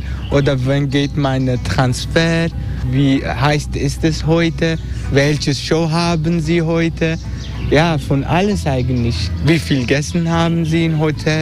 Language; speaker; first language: German; non-native, learner; Turkish